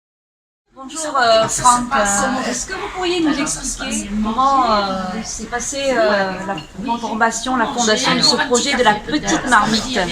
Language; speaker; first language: French; native; French